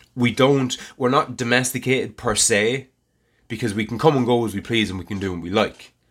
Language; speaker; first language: English; native; English